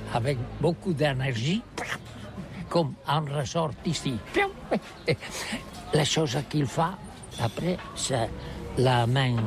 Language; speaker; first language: French; non-native, learner; Catalan